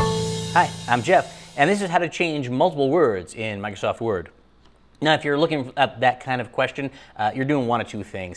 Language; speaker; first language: English; native; English